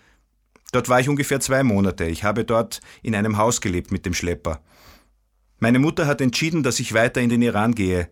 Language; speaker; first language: German; non-native, fluent; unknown